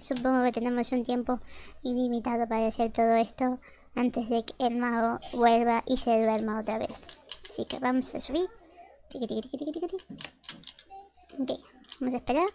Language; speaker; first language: Spanish; native; Spanish